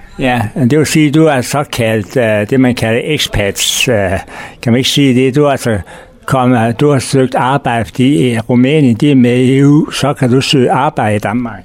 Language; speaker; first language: Danish; native; Danish